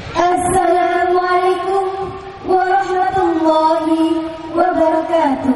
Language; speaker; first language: Arabic; non-native, learner; Indonesian